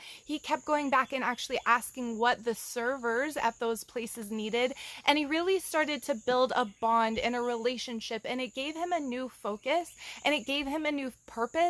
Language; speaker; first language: English; native; English